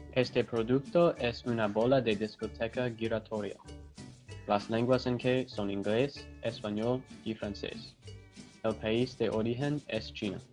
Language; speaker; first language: Spanish; non-native, learner; English